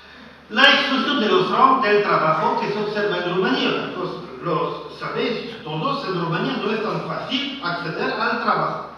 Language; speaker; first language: Spanish; non-native, fluent; French